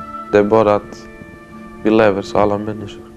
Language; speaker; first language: Swedish; early bilingual, other home language; Romany